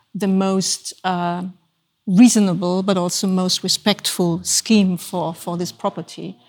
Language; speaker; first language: English; non-native, fluent; German